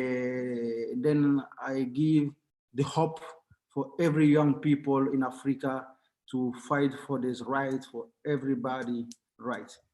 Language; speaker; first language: English; non-native, learner; Bambara